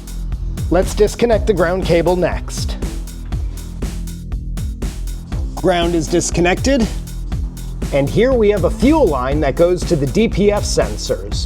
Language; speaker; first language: English; native; English